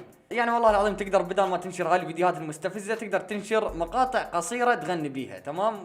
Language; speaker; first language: Arabic; native; Arabic